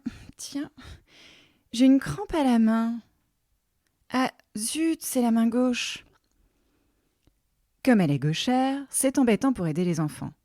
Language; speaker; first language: French; native; French